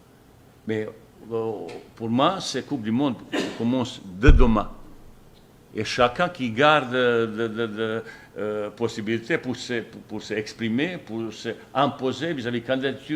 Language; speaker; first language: French; non-native, fluent; Bosnian